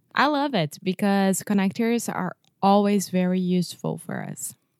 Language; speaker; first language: English; non-native, fluent; Portuguese